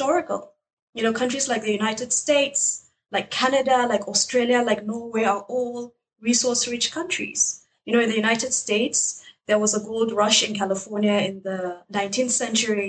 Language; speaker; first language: English; non-native, local second language; Hausa